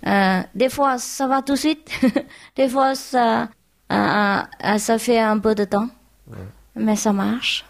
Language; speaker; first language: French; non-native, learner; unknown